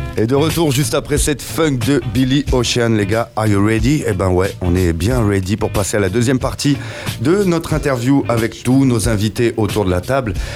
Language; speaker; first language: French; native; French